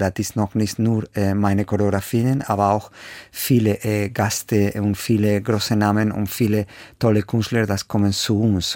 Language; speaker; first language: German; non-native, fluent; Spanish